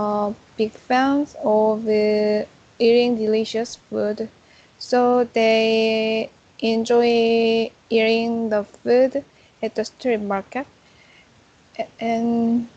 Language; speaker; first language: English; non-native, learner; Korean